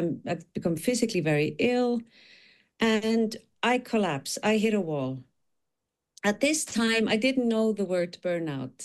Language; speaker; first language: English; non-native, fluent; Icelandic